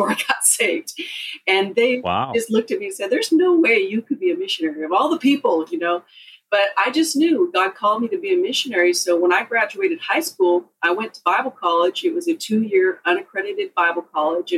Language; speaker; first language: English; native; English